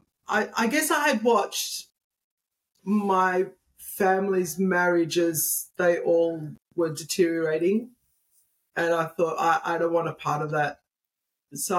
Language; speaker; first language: English; native; English